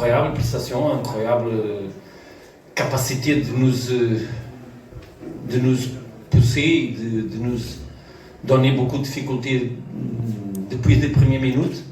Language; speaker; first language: French; non-native, learner; Portuguese